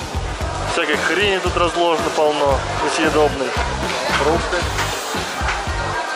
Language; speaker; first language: Russian; native; Russian